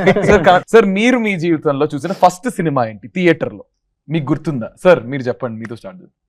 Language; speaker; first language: Telugu; native; Telugu